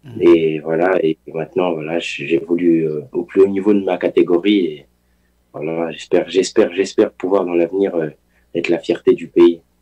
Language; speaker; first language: French; early bilingual, other home language; Haitian Creole